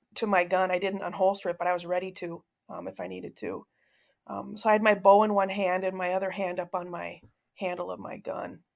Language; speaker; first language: English; native; English